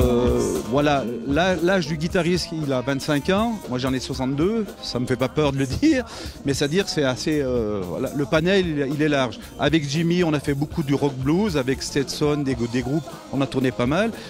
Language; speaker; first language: French; native; French